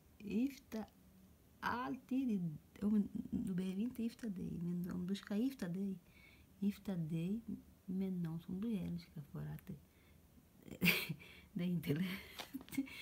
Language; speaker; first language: Swedish; non-native, learner; Portuguese